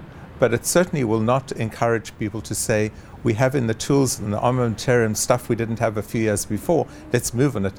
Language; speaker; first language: English; native; English